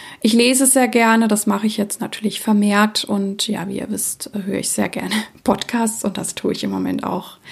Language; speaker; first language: German; early bilingual, other home language; Czech